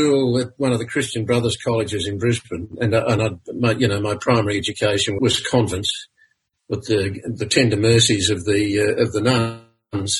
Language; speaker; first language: English; native; English